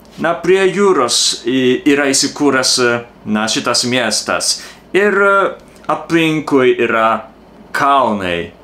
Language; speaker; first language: Lithuanian; non-native, learner; Japanese